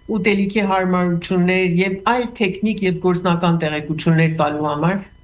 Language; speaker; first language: Armenian; early bilingual, heritage; Armenian